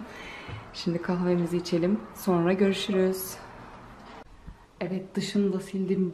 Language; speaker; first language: Turkish; native; Turkish